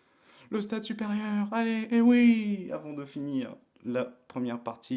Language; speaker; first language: French; native; French